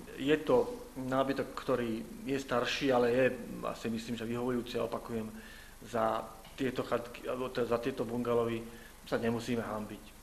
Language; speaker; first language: Slovak; native; Slovak